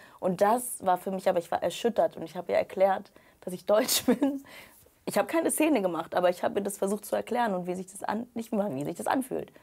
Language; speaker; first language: German; native; German